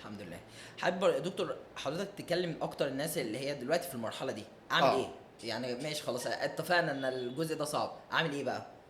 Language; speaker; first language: Arabic; native; Arabic